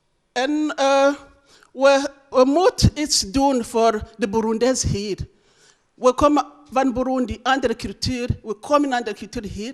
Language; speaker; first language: Dutch; non-native, learner; Rundi